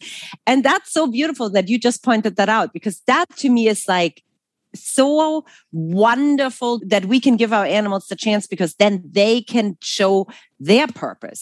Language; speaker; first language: English; non-native, fluent; German